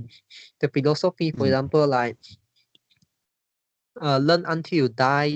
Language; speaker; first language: English; non-native, fluent; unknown